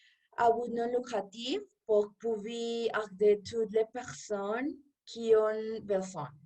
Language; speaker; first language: French; non-native, learner; Spanish